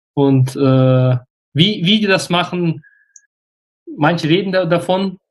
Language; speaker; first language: German; early bilingual, other home language; Russian